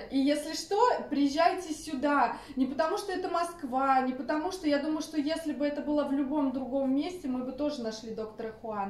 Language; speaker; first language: Russian; native; Russian